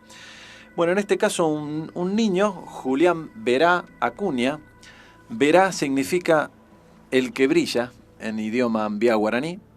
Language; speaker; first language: Spanish; native; Spanish